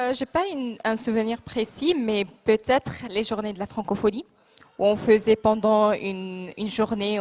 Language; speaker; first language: French; non-native, local second language; Arabic